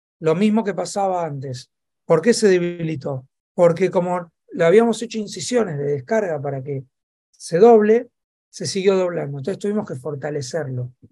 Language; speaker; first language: Spanish; native; Spanish